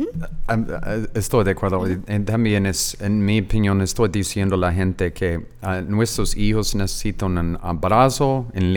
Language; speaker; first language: Spanish; non-native, fluent; English